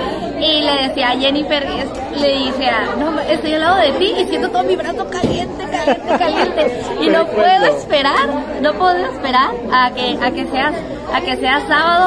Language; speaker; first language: Spanish; native; Spanish